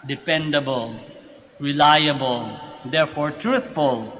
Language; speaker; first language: English; non-native, local second language; Filipino